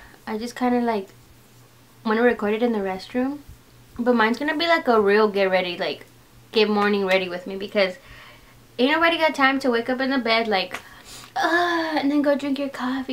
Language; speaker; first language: English; early bilingual, other home language; Spanish